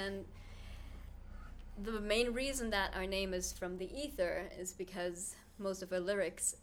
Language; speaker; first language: English; non-native, fluent; German